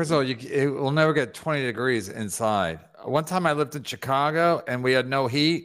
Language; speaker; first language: English; native; English